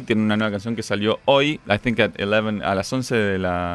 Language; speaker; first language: Spanish; native; Spanish